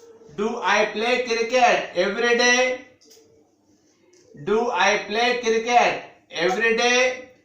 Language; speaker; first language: English; non-native, local second language; Telugu